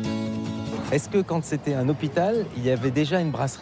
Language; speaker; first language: French; native; French